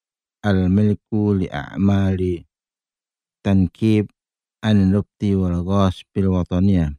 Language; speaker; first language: Arabic; non-native, fluent; Indonesian